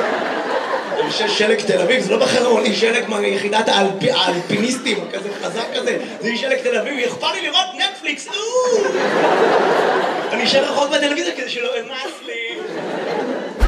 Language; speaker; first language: Hebrew; native; Hebrew